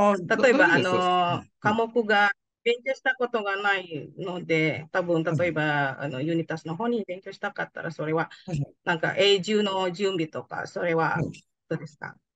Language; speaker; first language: Japanese; non-native, fluent; Indonesian